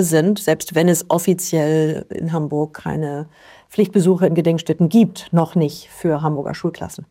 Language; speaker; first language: German; native; German